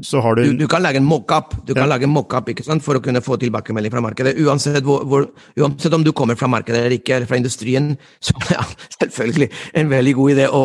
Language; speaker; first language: Norwegian; non-native, fluent; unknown